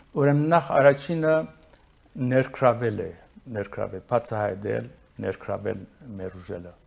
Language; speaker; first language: Armenian; early bilingual, heritage; Armenian